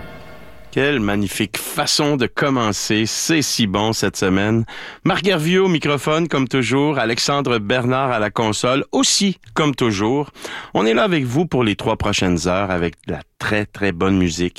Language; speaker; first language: French; native; French